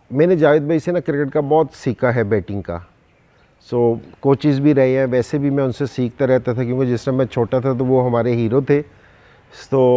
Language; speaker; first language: Urdu; non-native, local second language; Punjabi